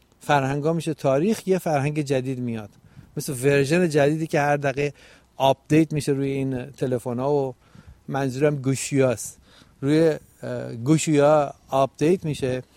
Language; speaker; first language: Persian; native; Persian